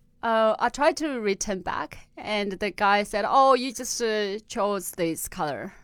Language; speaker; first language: English; non-native, fluent; Tibetan